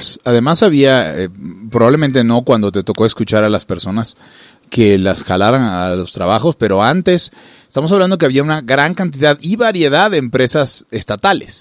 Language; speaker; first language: Spanish; native; Spanish